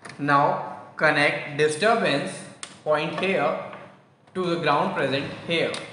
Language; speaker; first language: English; non-native, local second language; Hindi